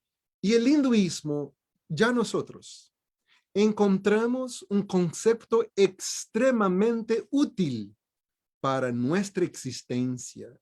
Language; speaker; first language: Spanish; non-native, fluent; Portuguese